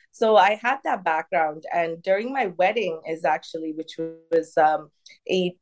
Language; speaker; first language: English; early bilingual, other home language; Tamil